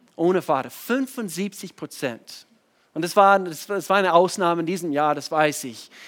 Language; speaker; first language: German; non-native, fluent; English